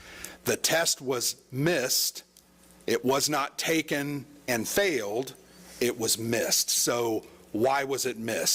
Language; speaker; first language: English; native; English